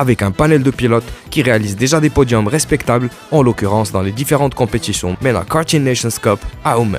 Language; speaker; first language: French; non-native, local second language; Arabic